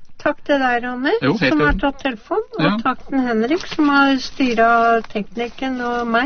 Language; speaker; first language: Norwegian; native; Norwegian